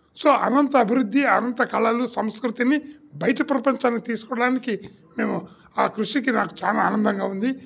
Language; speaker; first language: Telugu; native; Telugu